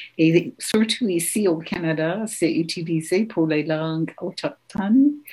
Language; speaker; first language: French; non-native, local second language; English